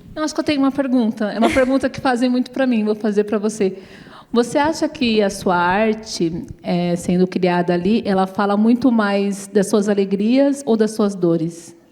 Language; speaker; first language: Portuguese; native; Portuguese